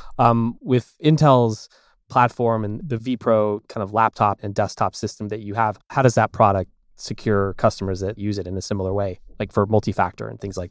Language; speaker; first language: English; native; English